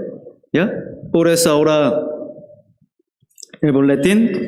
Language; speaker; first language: Spanish; non-native, fluent; Korean